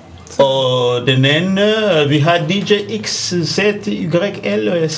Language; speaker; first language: Danish; non-native, learner; French